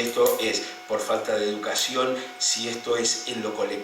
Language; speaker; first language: Spanish; native; Spanish